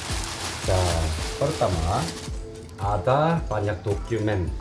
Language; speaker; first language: Indonesian; non-native, learner; Korean